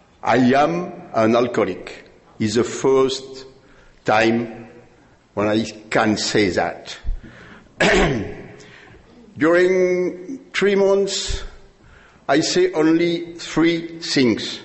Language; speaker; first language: English; non-native, learner; French